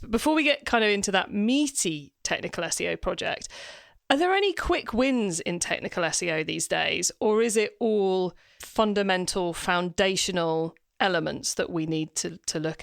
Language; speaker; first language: English; native; English